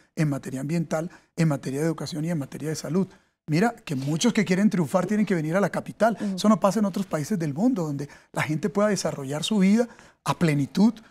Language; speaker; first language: Spanish; native; Spanish